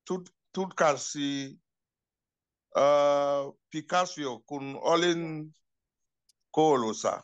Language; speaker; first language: Finnish; non-native, learner; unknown